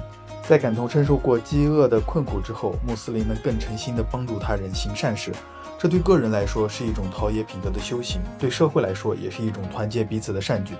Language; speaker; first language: Chinese; native; Chinese